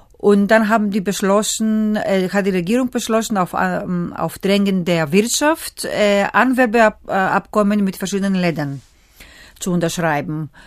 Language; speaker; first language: German; early bilingual, other home language; Greek